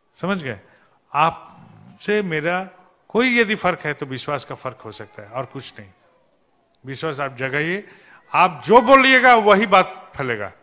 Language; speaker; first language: Hindi; non-native, local second language; Bangla